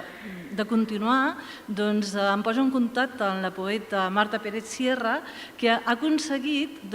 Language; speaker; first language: Catalan; native; Catalan